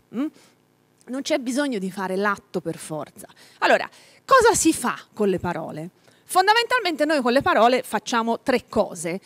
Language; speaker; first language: Italian; native; Italian